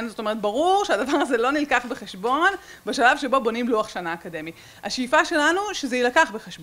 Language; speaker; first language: Hebrew; native; Hebrew